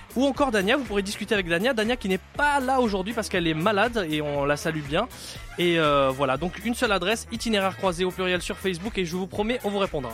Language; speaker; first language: French; native; French